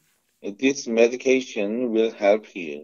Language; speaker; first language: English; non-native, learner; Korean